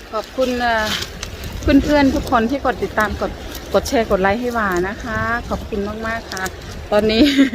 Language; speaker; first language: Thai; native; Thai